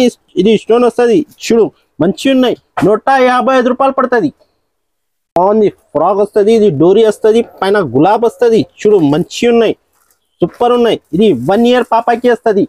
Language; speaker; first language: Telugu; non-native, local second language; Urdu